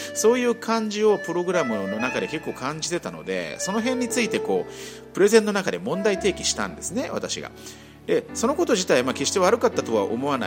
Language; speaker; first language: Japanese; native; Japanese